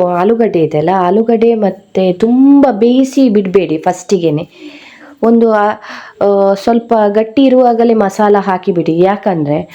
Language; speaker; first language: Kannada; non-native, local second language; Tulu